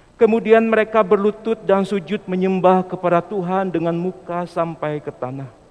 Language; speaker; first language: Indonesian; native; Indonesian